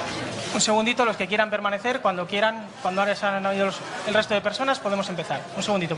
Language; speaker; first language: Spanish; native; Spanish